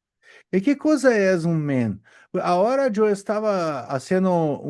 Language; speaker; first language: Spanish; non-native, learner; Portuguese